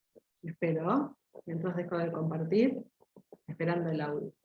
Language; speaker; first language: Spanish; native; Spanish